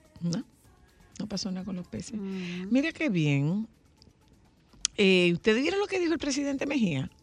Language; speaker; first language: Spanish; native; Spanish